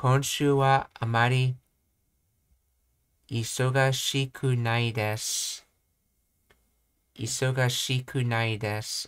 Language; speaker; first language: Japanese; non-native, learner; English